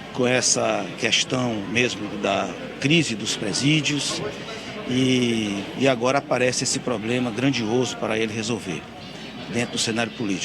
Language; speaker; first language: Portuguese; native; Portuguese